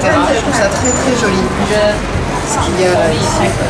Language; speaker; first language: French; native; French